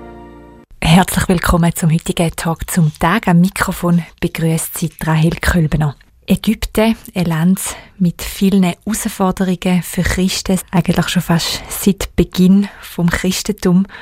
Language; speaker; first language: German; native; German